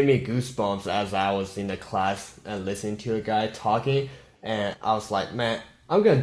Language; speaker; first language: English; non-native, fluent; Korean